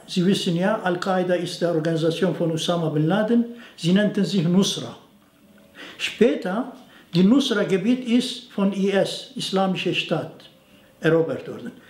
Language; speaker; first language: German; non-native, fluent; Turoyo